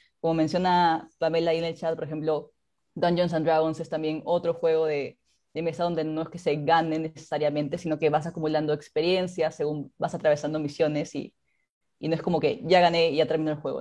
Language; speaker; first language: Spanish; native; Spanish